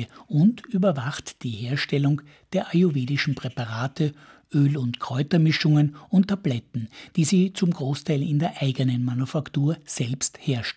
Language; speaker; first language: German; native; German